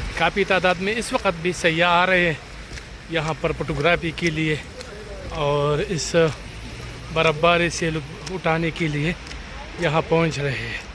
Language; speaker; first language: Urdu; non-native, local second language; Pashto